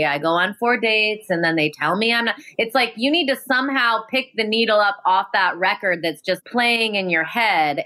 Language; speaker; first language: English; native; English